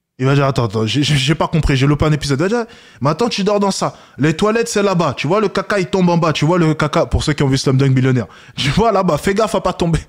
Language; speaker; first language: French; native; French